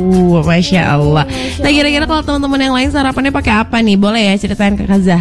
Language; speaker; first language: Indonesian; native; Indonesian